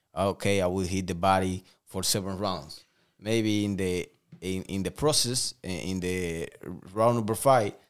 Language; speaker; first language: English; non-native, learner; Spanish